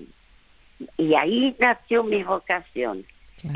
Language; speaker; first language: Spanish; early bilingual, other home language; French